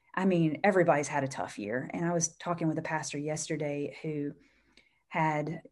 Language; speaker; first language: English; native; English